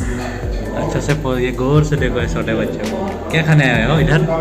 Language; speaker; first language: Hindi; non-native, local second language; Assamese